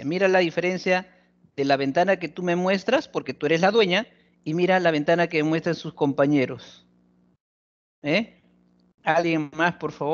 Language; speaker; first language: Spanish; native; Spanish